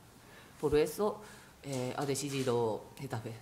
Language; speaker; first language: Spanish; non-native, fluent; Japanese